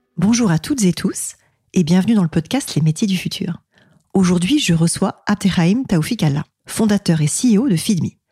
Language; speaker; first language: French; native; French